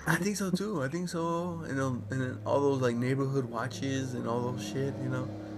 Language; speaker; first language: English; early bilingual, other home language; Spanish